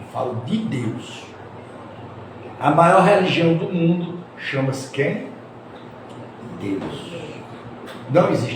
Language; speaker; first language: Portuguese; native; Portuguese